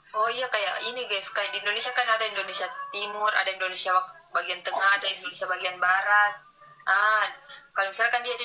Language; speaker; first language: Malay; non-native, learner; Vietnamese